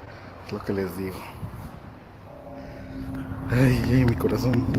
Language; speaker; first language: Spanish; native; Spanish